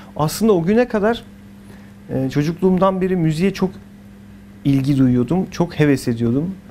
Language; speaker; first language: Turkish; early bilingual, heritage; Turkish